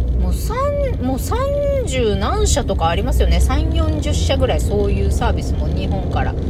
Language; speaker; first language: Japanese; native; Japanese